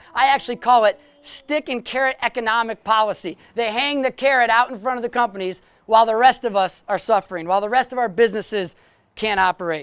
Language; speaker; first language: English; native; English